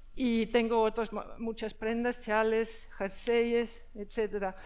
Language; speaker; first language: Spanish; non-native, fluent; Danish